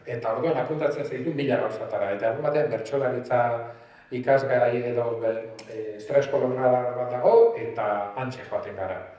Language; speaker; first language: Basque; non-native, local second language; Spanish